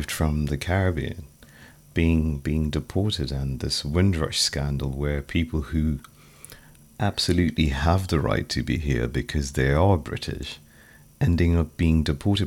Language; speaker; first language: English; non-native, local second language; Shona